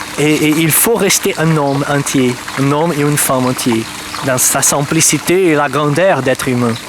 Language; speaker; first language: French; native; French